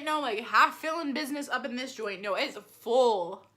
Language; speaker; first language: English; native; English